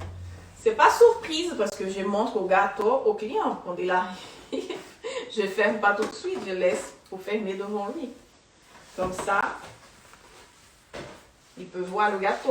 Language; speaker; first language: French; non-native, fluent; Portuguese